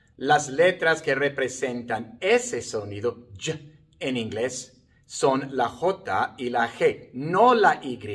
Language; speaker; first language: Spanish; non-native, fluent; English